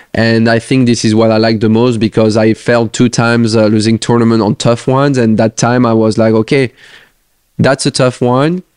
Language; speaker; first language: English; non-native, fluent; French